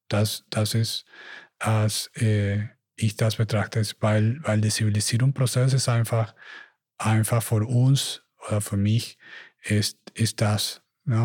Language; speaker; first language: German; non-native, learner; Spanish